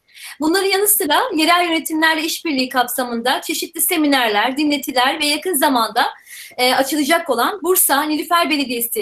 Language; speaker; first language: Turkish; native; Turkish